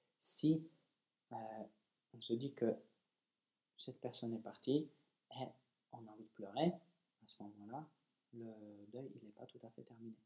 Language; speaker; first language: French; non-native, fluent; Polish